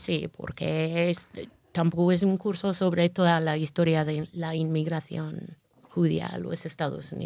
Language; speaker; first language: Spanish; non-native, fluent; English